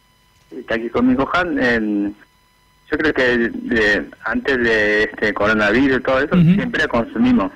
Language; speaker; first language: Spanish; non-native, fluent; Japanese